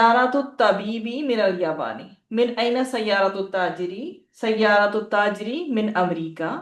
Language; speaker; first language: Arabic; non-native, fluent; Urdu